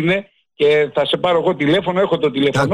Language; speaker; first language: Greek; native; Greek